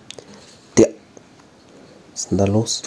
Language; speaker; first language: German; native; German